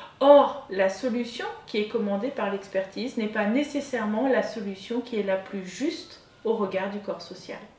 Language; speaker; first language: French; native; French